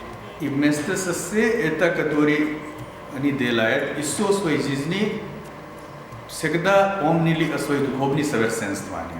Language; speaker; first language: Russian; non-native, learner; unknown